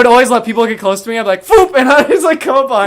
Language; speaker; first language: English; native; English